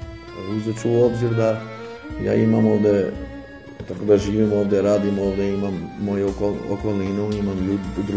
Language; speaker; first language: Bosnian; non-native, local second language; Albanian